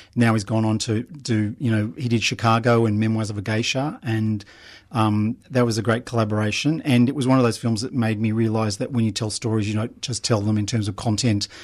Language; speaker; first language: English; native; English